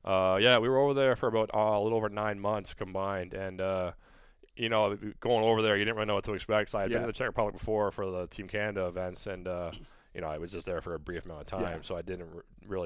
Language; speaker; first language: English; native; English